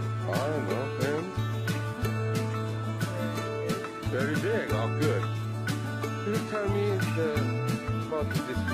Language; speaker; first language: English; non-native, learner; Korean